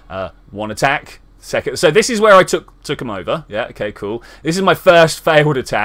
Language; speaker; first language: English; native; English